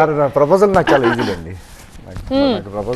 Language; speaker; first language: Telugu; native; Telugu